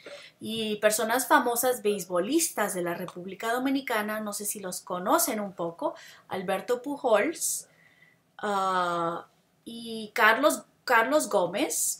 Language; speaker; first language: Spanish; non-native, fluent; English